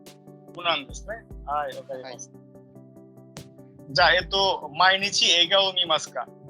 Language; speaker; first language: Japanese; non-native, fluent; Bangla